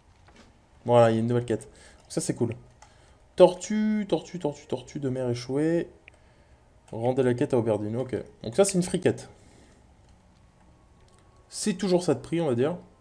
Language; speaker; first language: French; native; French